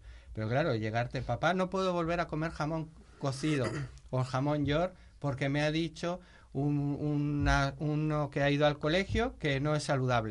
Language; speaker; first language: Spanish; native; Spanish